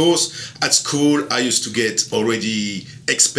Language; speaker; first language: English; non-native, fluent; French